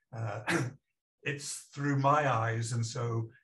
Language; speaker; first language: English; native; English